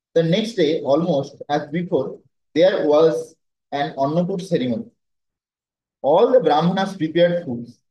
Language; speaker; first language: English; non-native, local second language; Bangla